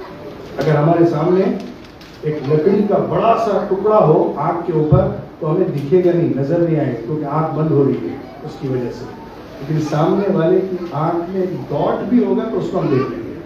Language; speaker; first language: Urdu; native; Urdu